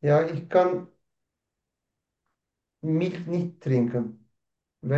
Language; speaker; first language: German; non-native, learner; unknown